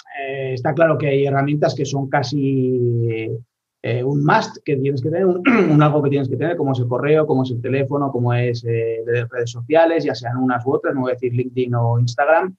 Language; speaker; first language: Spanish; native; Spanish